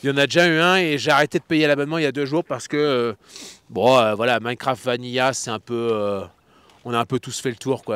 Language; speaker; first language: French; native; French